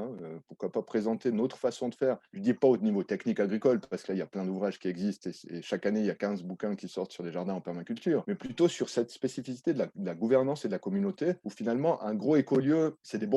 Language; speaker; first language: French; native; French